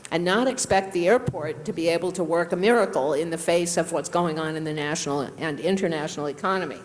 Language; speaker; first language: English; native; English